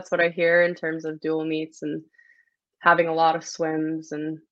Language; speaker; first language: English; native; English